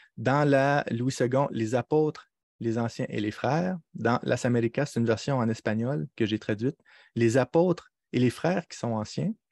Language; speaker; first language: French; native; French